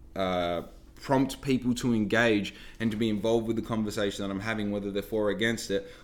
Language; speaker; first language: English; native; English